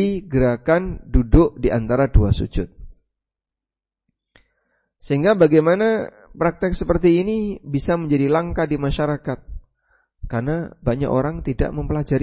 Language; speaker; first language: Indonesian; native; Indonesian